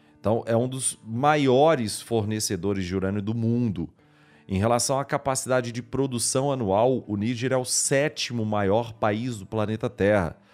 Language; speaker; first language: Portuguese; native; Portuguese